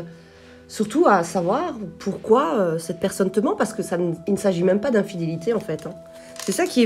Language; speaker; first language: French; native; French